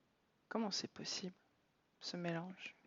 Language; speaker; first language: French; native; French